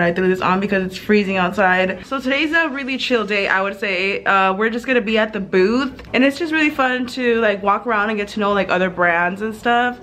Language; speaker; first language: English; early bilingual, other home language; Spanish